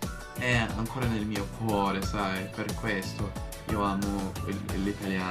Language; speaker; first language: Italian; early bilingual, heritage; Portuguese